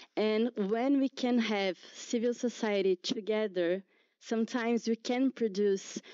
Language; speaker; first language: English; non-native, fluent; Portuguese